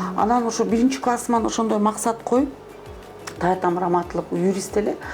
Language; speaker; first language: Kyrgyz; non-native, local second language; Russian